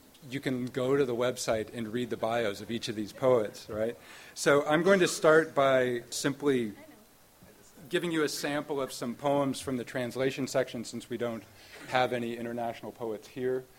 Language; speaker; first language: English; native; English